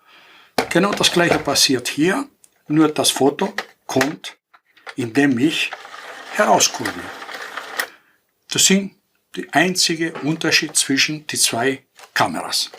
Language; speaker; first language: German; non-native, fluent; Greek